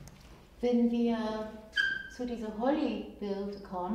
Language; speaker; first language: German; non-native, fluent; English